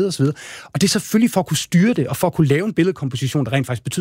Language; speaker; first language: Danish; native; Danish